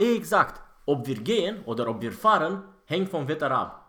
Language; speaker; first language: German; non-native, fluent; Romanian